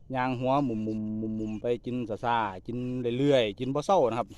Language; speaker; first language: Thai; native; Thai